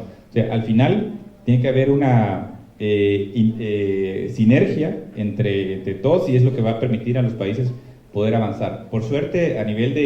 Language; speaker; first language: Spanish; native; Spanish